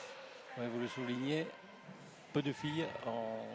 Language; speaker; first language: French; native; French